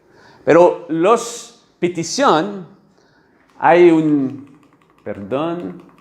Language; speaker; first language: Spanish; non-native, learner; French